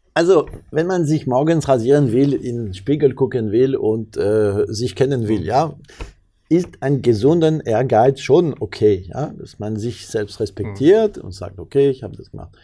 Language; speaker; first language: German; non-native, fluent; French